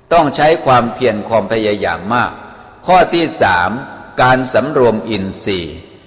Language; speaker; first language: Thai; native; Thai